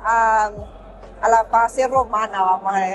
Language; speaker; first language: Spanish; native; Spanish